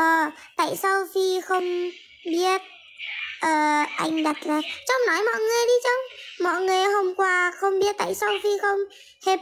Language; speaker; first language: Vietnamese; non-native, learner; Indonesian